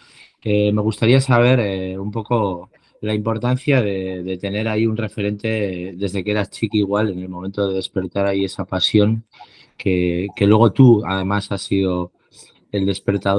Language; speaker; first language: Spanish; native; Spanish